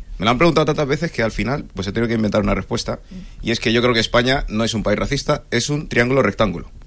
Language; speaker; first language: Spanish; early bilingual, other home language; English